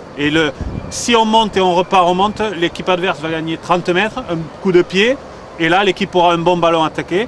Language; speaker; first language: French; native; French